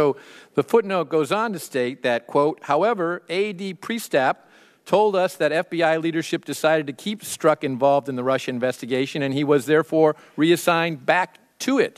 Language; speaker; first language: English; native; English